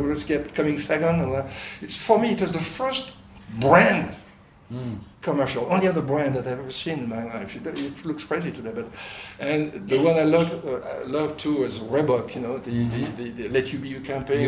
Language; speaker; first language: English; non-native, fluent; French